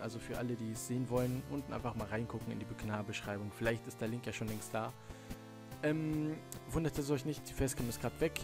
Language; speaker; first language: German; native; German